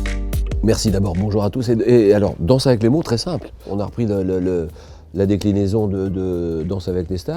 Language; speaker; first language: French; native; French